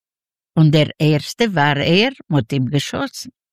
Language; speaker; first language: German; non-native, learner; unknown